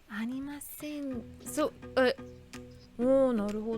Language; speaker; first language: Japanese; non-native, learner; English